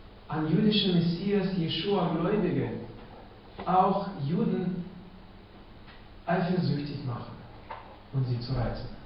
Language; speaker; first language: German; non-native, fluent; Russian